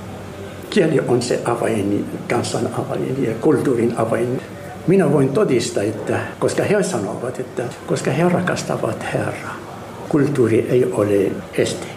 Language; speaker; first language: Finnish; non-native, fluent; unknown